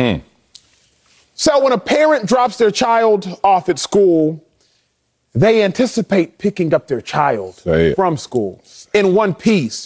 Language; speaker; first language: English; native; English